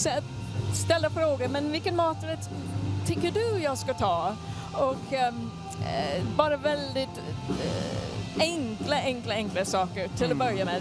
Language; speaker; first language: Swedish; non-native, fluent; English